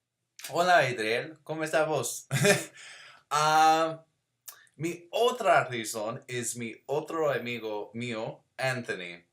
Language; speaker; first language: Spanish; non-native, learner; English